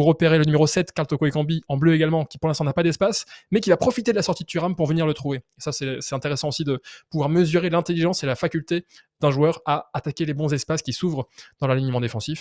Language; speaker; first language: French; native; French